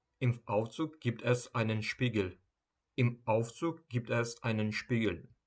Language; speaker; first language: German; non-native, fluent; Ukrainian